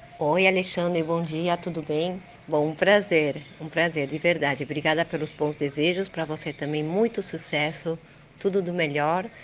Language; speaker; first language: Portuguese; early bilingual, heritage; Portuguese